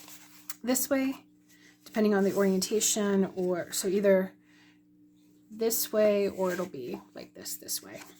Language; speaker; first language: English; native; English